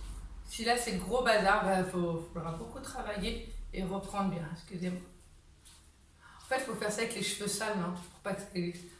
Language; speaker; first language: French; native; French